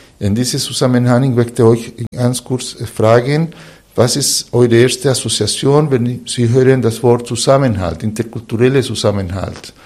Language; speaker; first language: German; non-native, fluent; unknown